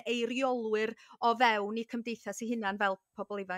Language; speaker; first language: Welsh; native; Welsh